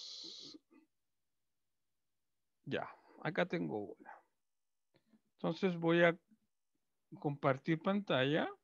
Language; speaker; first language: Spanish; native; Spanish